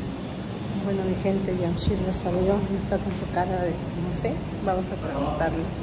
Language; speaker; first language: Spanish; native; Spanish